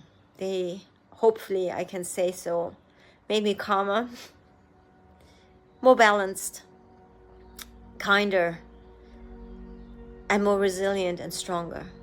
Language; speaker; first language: English; non-native, fluent; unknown